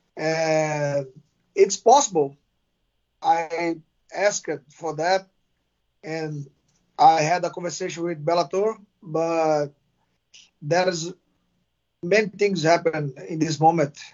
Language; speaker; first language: English; non-native, fluent; Portuguese